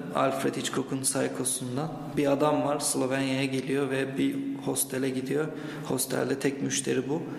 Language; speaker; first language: Turkish; native; Turkish